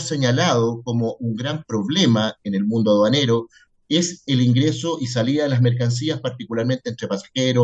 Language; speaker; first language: Spanish; native; Spanish